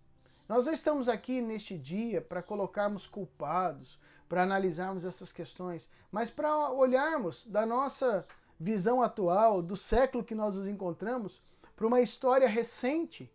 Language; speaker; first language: Portuguese; native; Portuguese